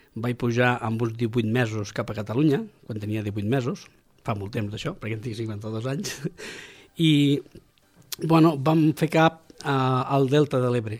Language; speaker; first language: Catalan; non-native, local second language; Spanish